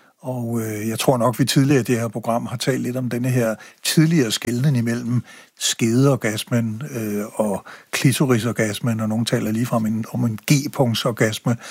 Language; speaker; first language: Danish; native; Danish